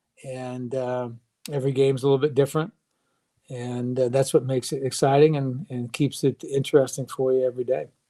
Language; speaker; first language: English; native; English